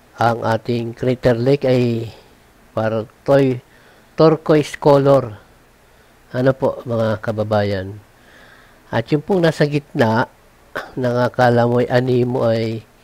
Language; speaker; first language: Filipino; native; Filipino